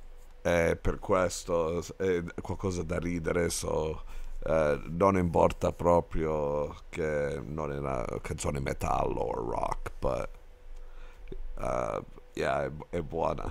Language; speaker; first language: Italian; non-native, learner; English